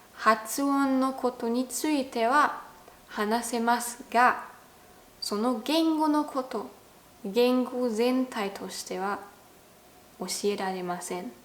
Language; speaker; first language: Japanese; non-native, fluent; German